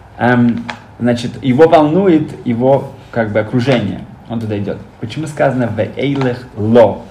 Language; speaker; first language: Russian; early bilingual, heritage; Russian